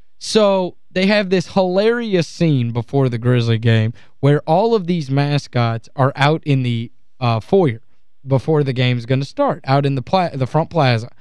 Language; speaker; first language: English; native; English